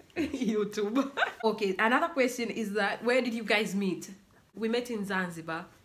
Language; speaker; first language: English; non-native, local second language; Swahili